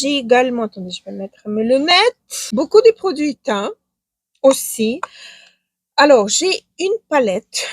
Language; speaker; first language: French; non-native, fluent; Ukrainian